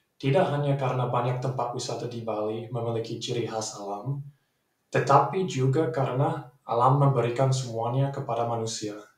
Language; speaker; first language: Indonesian; non-native, fluent; English